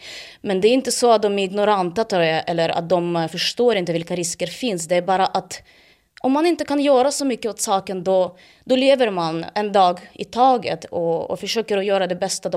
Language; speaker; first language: Swedish; non-native, fluent; Ukrainian